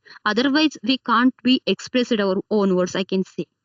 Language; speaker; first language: English; non-native, learner; Kannada